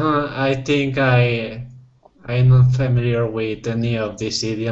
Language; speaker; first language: English; non-native, fluent; Spanish